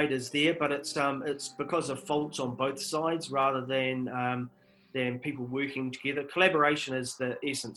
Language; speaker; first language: English; native; English